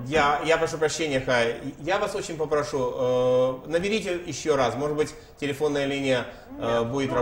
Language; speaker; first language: Russian; native; Russian